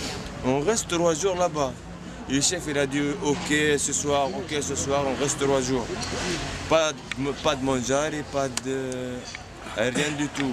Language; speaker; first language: French; non-native, learner; Arabic